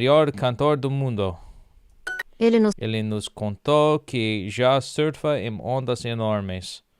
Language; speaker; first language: Portuguese; non-native, learner; English